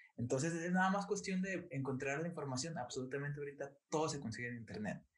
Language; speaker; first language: Spanish; native; Spanish